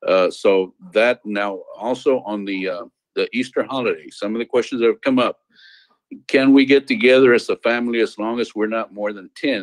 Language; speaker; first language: English; early bilingual, other home language; Spanish